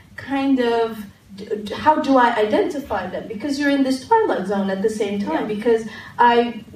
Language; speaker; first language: English; non-native, fluent; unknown